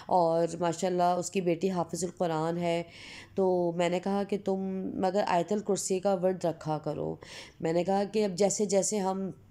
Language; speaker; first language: Hindi; native; Hindi